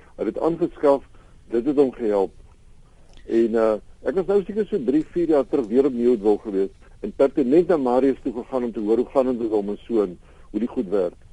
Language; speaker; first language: Afrikaans; native; Afrikaans